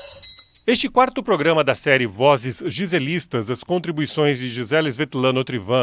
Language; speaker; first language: Portuguese; native; Portuguese